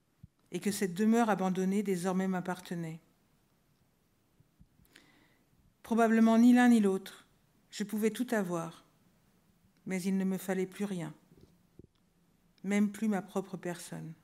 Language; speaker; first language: French; native; French